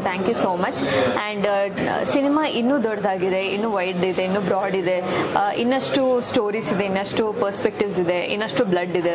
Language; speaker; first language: Kannada; non-native, local second language; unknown